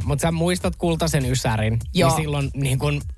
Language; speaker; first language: Finnish; native; Finnish